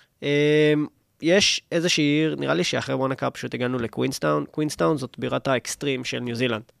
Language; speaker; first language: Hebrew; native; Hebrew